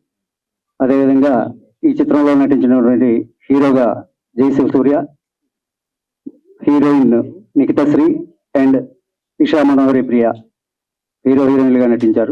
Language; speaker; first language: Telugu; native; Telugu